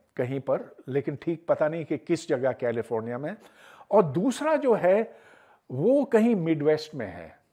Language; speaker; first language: Urdu; native; Urdu